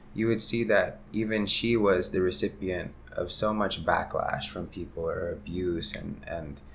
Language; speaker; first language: English; early bilingual, other home language; Hindi